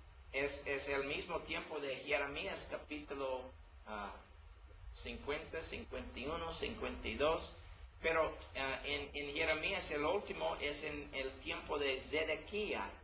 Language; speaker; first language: Spanish; non-native, learner; English